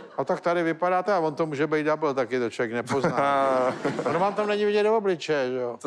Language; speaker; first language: Czech; native; Czech